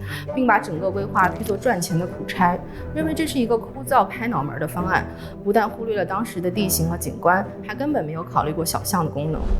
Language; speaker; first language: Chinese; native; Chinese